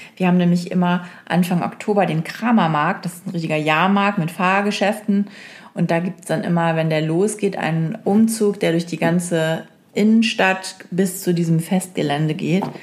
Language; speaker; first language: German; native; German